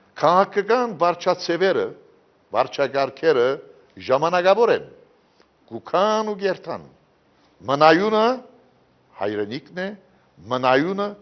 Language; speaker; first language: Armenian; early bilingual, heritage; Armenian